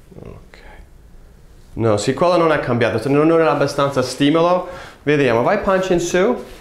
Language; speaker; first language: Italian; non-native, fluent; English